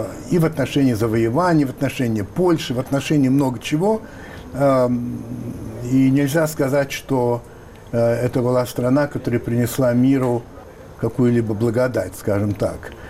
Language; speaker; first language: Russian; non-native, fluent; French